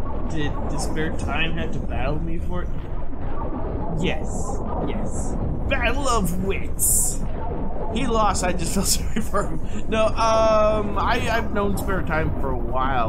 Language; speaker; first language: English; early bilingual, other home language; French